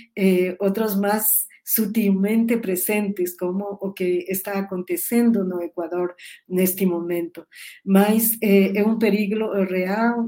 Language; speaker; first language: Portuguese; non-native, learner; Spanish